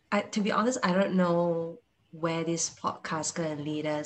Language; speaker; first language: English; non-native, local second language; Chinese